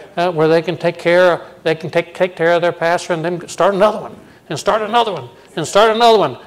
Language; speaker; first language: English; native; English